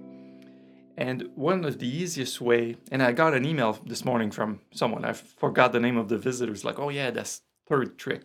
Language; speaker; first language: English; non-native, fluent; French